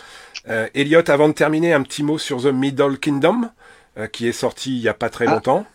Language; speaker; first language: French; native; French